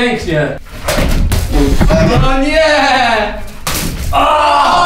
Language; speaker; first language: Polish; native; Polish